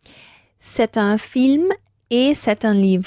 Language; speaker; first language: French; non-native, learner; Spanish